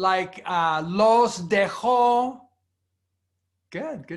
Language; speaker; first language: Spanish; non-native, fluent; English